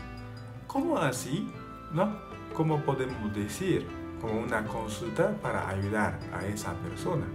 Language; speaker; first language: Spanish; non-native, fluent; Japanese